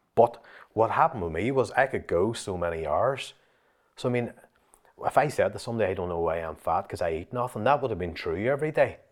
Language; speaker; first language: English; native; English